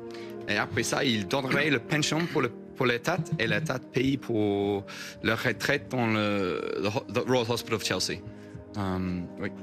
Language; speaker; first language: French; non-native, fluent; English